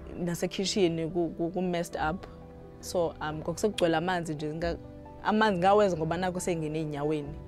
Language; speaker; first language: Zulu; non-native, local second language; Xhosa